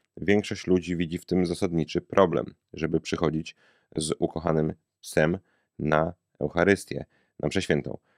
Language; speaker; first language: Polish; native; Polish